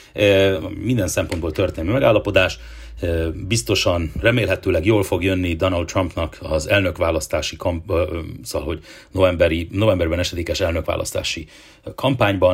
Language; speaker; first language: Hungarian; native; Hungarian